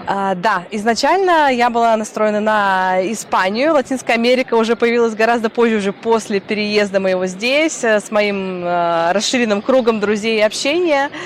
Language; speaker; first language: Russian; native; Russian